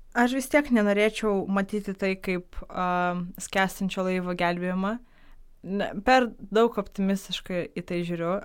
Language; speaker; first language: Lithuanian; non-native, local second language; Polish